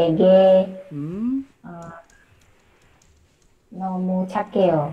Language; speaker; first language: Korean; non-native, learner; Indonesian